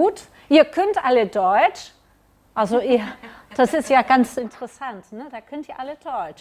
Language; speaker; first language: German; non-native, learner; Catalan